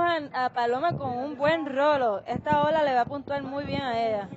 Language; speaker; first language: Spanish; native; Spanish